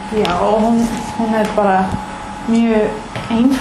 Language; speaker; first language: Icelandic; non-native, learner; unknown